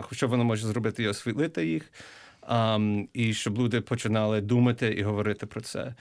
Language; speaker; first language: Ukrainian; early bilingual, heritage; English